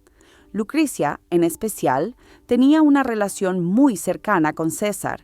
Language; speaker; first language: Spanish; native; Spanish